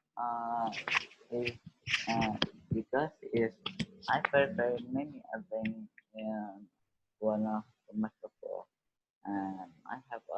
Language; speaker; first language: English; non-native, learner; Indonesian